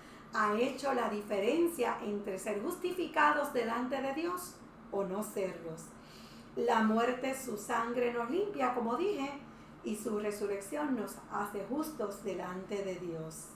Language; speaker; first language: Spanish; native; Spanish